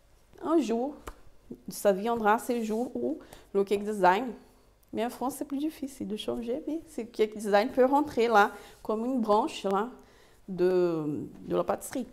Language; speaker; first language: French; non-native, fluent; Portuguese